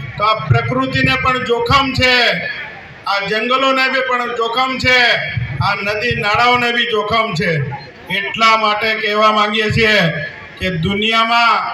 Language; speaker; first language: Gujarati; non-native, local second language; Vasavi